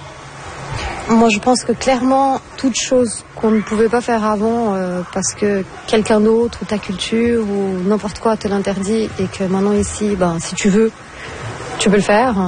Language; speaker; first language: French; non-native, fluent; Portuguese